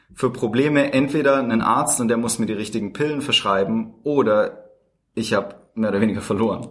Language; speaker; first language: German; native; German